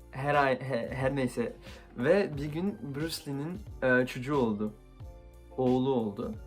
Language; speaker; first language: Turkish; early bilingual, heritage; Turkish